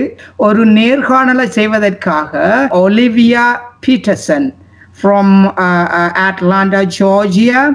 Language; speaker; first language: Tamil; native; Tamil